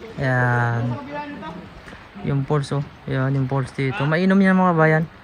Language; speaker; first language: Filipino; native; Filipino